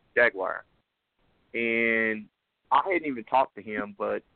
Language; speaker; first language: English; native; English